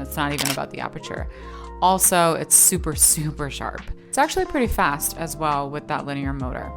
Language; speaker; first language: English; native; English